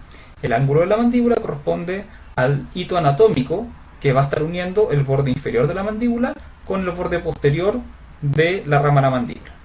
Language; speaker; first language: Spanish; native; Spanish